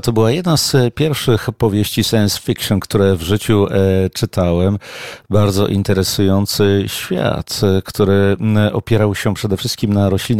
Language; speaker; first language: Polish; native; Polish